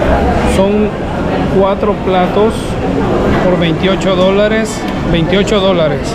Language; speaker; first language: Spanish; native; Spanish